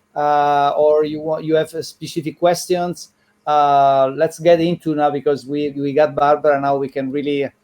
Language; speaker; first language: English; non-native, fluent; Italian